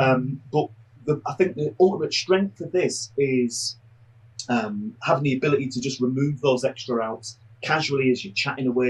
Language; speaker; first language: English; native; English